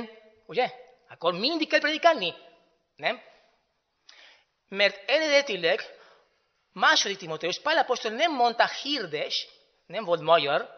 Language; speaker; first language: Hungarian; non-native, fluent; Spanish